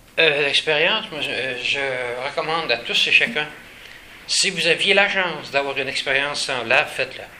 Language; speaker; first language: French; native; French